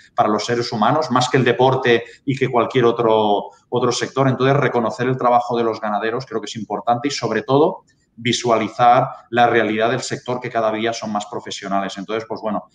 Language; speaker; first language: Spanish; native; Spanish